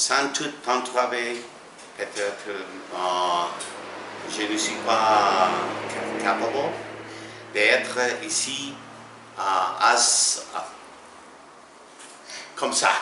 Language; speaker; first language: French; non-native, learner; Spanish